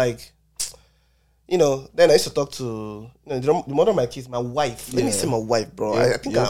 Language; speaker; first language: English; non-native, local second language; Igbo